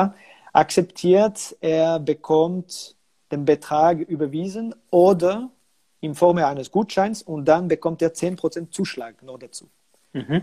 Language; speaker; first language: German; non-native, local second language; French